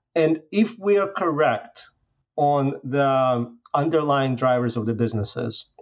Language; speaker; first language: English; non-native, fluent; Russian